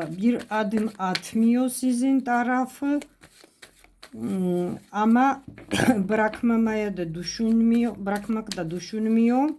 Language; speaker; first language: Turkish; non-native, fluent; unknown